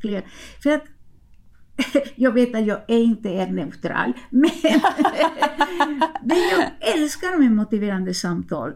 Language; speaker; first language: Swedish; non-native, fluent; Spanish